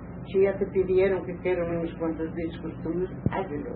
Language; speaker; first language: Spanish; native; Spanish